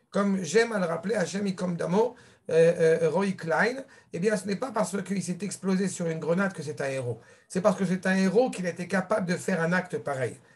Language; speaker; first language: French; native; French